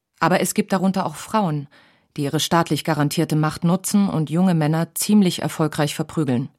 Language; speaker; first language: German; native; German